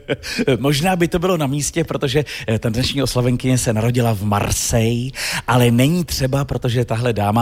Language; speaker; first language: Czech; native; Czech